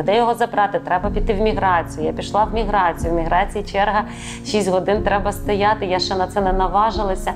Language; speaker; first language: Ukrainian; native; Ukrainian